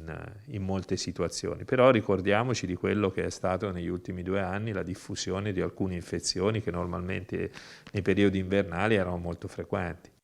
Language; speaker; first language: Italian; native; Italian